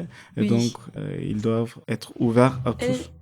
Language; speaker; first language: French; non-native, fluent; Turkish